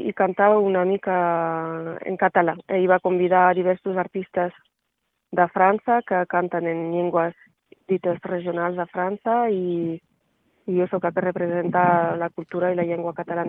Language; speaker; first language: Catalan; non-native, local second language; French